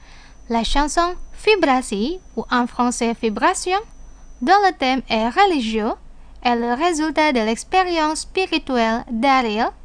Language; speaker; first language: French; non-native, fluent; Indonesian